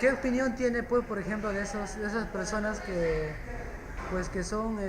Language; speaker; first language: Spanish; native; Spanish